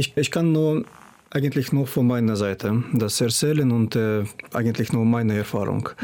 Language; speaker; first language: German; non-native, fluent; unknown